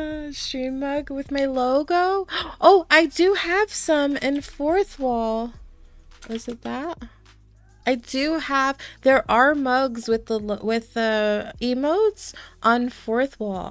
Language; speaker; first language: English; early bilingual, other home language; Spanish